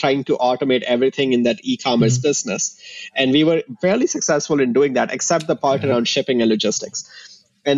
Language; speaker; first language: English; non-native, local second language; Hindi